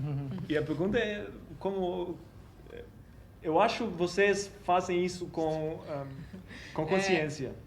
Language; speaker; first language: Portuguese; non-native, fluent; German